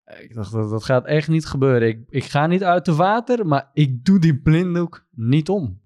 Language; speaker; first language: Dutch; non-native, fluent; Kurdish